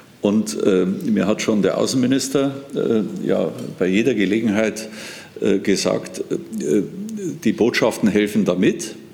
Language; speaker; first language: German; native; German